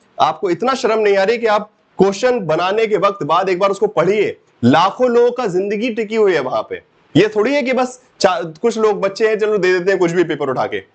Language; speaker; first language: Hindi; native; Hindi